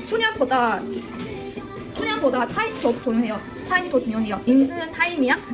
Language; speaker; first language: Korean; non-native, learner; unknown